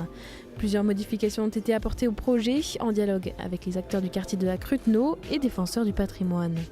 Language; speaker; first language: French; native; French